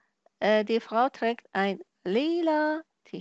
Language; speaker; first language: German; non-native, fluent; Persian